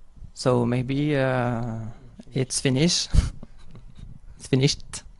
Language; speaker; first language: English; non-native, learner; French